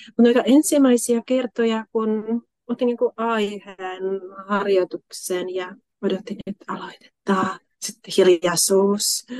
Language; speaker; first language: Finnish; non-native, fluent; German